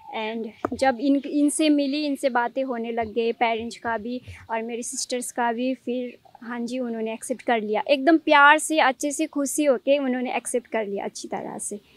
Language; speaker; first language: Hindi; non-native, local second language; Nepali